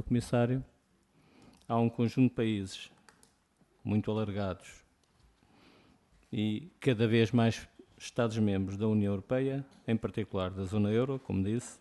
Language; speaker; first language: Portuguese; native; Portuguese